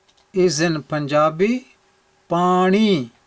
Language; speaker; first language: English; non-native, local second language; Punjabi